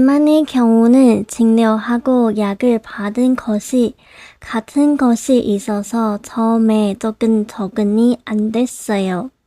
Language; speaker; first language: Korean; non-native, local second language; Chinese